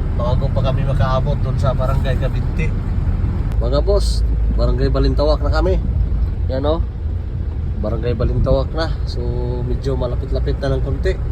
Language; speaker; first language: Filipino; non-native, local second language; Cebuano